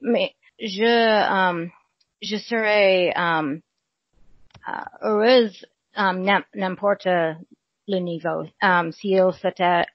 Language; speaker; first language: French; non-native, learner; English